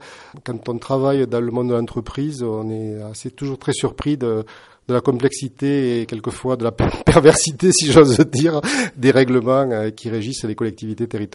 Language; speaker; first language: French; native; French